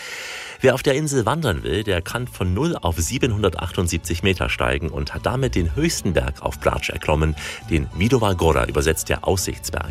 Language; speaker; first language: German; native; German